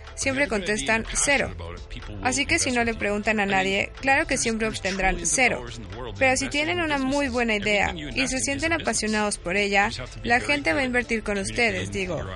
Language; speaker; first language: Spanish; non-native, fluent; English